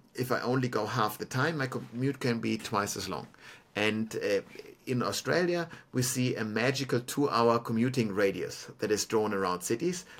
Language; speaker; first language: English; non-native, fluent; German